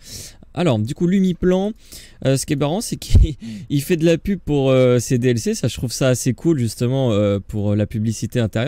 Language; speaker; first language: French; native; French